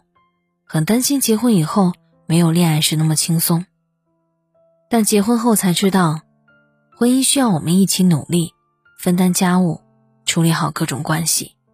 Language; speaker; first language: Chinese; native; Chinese